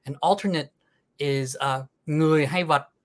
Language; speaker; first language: Vietnamese; early bilingual, heritage; Vietnamese